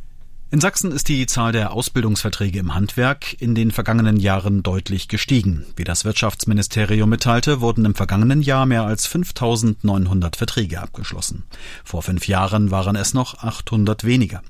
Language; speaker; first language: German; native; German